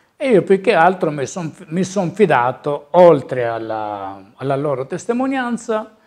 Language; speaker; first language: Italian; native; Italian